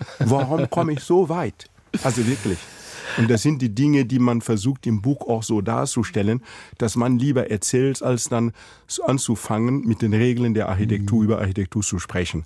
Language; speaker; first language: German; non-native, fluent; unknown